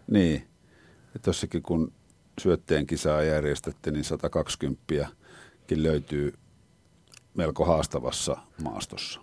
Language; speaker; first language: Finnish; native; Finnish